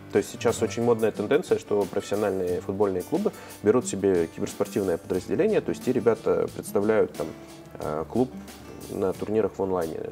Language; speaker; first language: Russian; native; Russian